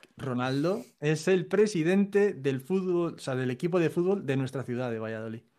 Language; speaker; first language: Spanish; native; Spanish